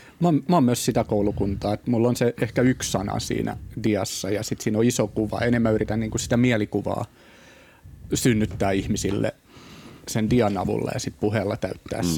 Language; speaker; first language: Finnish; native; Finnish